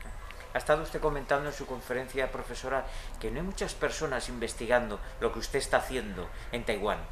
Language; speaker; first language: Spanish; native; Spanish